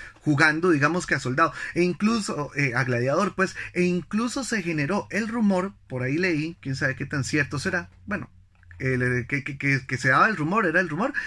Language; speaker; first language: Spanish; native; Spanish